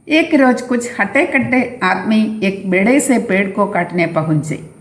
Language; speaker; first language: Hindi; non-native, local second language; Malayalam